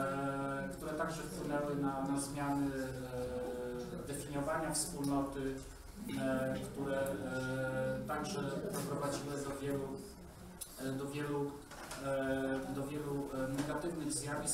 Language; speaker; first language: Polish; native; Polish